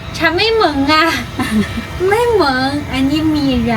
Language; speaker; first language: Thai; non-native, learner; Chinese